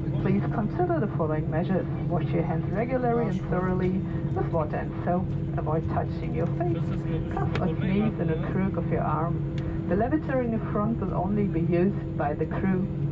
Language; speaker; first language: English; non-native, fluent; German